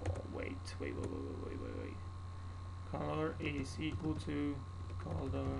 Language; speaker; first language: English; non-native, fluent; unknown